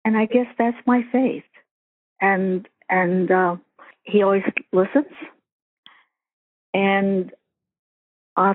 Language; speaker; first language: English; native; English